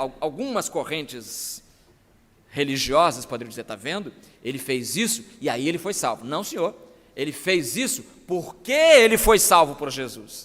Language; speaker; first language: Portuguese; native; Portuguese